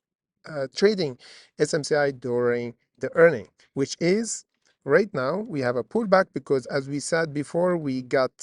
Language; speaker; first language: English; non-native, fluent; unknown